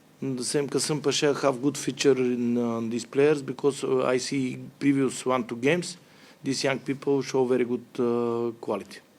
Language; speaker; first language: English; non-native, learner; Bulgarian